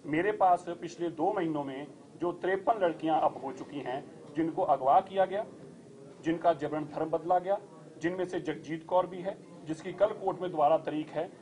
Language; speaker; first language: Hindi; non-native, local second language; Punjabi